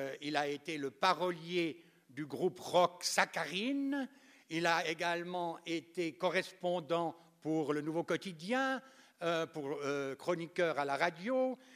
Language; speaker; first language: French; native; French